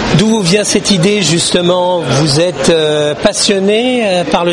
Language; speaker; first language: French; native; French